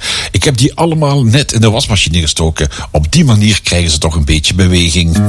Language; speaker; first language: Dutch; native; Dutch